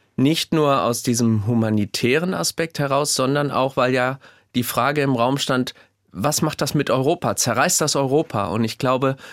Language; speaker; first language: German; native; German